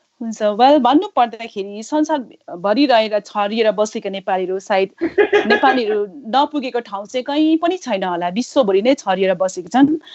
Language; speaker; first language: Nepali; native; Nepali